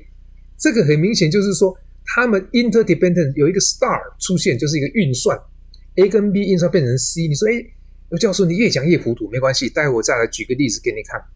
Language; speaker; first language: Chinese; native; Chinese